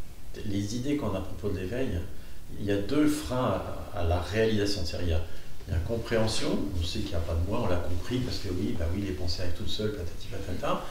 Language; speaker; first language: French; native; French